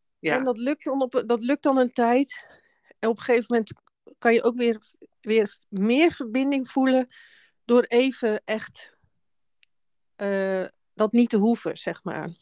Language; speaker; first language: Dutch; native; Dutch